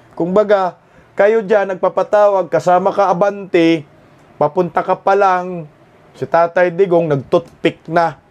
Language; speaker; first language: Filipino; non-native, local second language; Cebuano